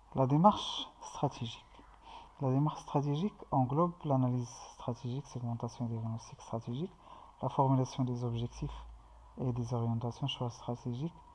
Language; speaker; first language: French; non-native, local second language; Arabic